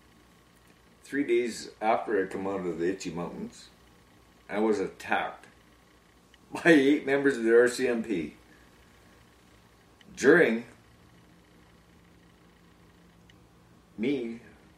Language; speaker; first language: English; native; English